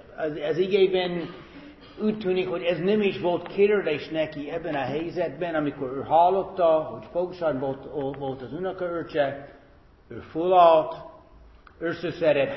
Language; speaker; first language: Hungarian; non-native, fluent; English